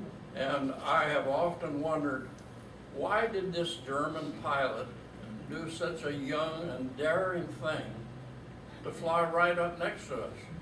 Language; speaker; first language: English; native; English